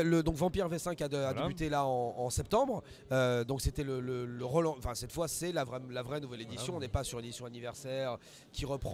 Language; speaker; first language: French; native; French